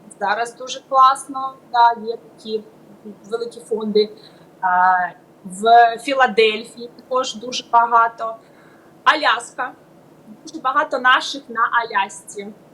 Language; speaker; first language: Ukrainian; native; Ukrainian